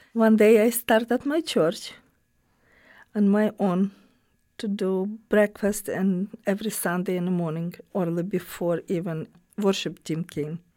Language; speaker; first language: English; non-native, learner; Ukrainian